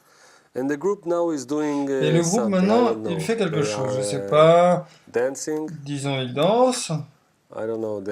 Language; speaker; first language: French; non-native, fluent; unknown